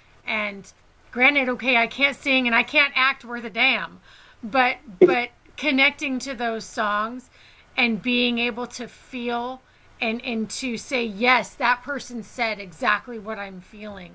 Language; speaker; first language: English; native; English